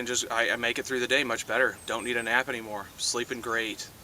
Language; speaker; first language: English; native; English